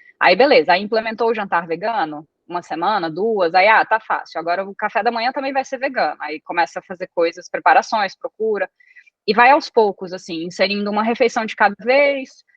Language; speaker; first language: Portuguese; early bilingual, other home language; Italian